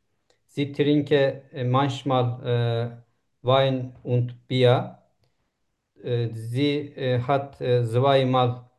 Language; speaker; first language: German; non-native, learner; Turkish